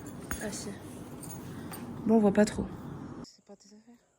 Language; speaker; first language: French; native; French